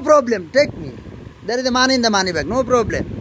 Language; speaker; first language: English; non-native, learner; Bangla